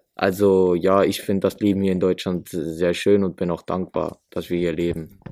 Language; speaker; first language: German; early bilingual, other home language; Italian